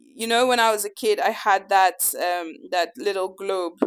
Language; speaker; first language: English; early bilingual, other home language; French